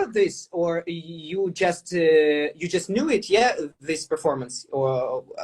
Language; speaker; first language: English; non-native, fluent; Ukrainian